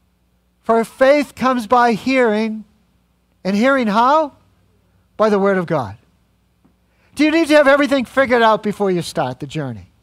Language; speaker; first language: English; native; English